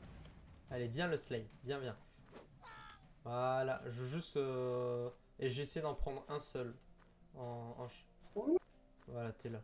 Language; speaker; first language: French; native; French